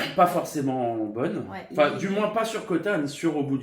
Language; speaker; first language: French; native; French